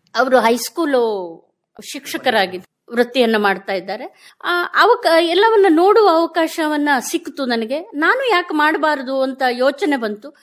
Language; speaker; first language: Kannada; native; Kannada